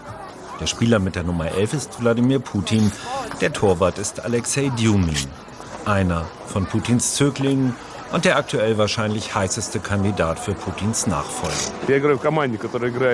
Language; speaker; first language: German; native; German